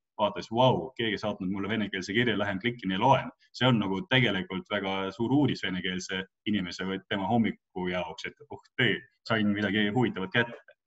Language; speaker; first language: Estonian; non-native, local second language; Russian